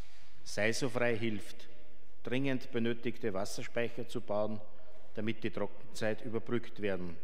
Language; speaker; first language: German; native; German